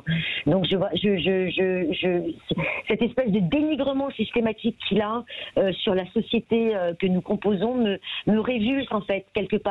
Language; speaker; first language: French; native; French